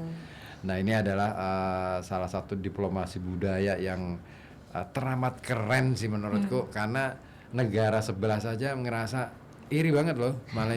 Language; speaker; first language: Indonesian; native; Indonesian